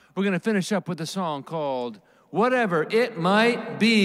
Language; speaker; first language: English; native; English